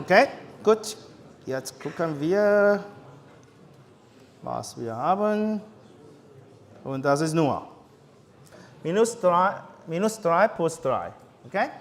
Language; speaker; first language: German; non-native, learner; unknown